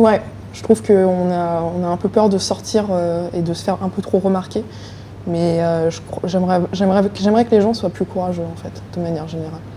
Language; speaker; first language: French; native; French